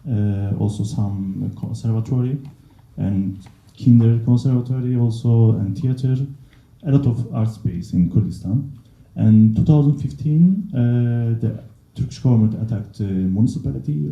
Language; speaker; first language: English; non-native, learner; Kurdish